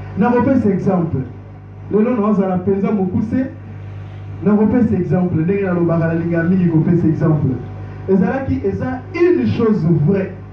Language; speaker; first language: Lingala; native; Lingala